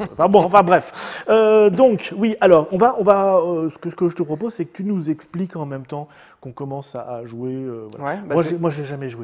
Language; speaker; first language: French; native; French